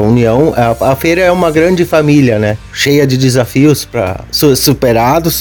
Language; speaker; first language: Portuguese; native; Portuguese